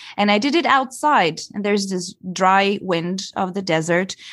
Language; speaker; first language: English; non-native, fluent; Italian